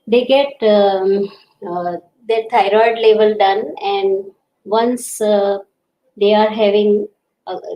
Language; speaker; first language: English; non-native, local second language; Gujarati